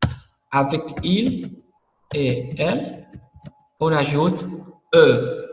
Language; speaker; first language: French; non-native, fluent; Arabic